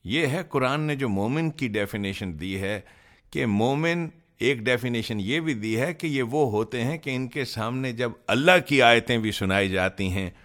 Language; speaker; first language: Urdu; native; Urdu